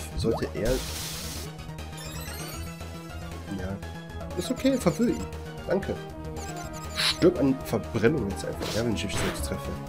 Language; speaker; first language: German; native; German